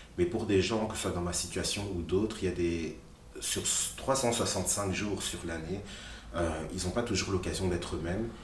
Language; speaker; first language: French; early bilingual, other home language; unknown